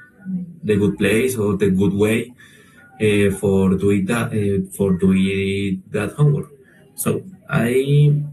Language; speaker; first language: English; non-native, learner; Spanish